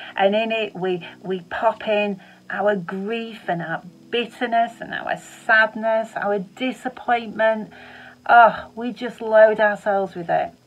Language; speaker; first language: English; native; English